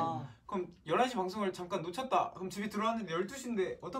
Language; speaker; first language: Korean; native; Korean